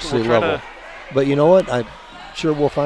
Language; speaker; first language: English; native; English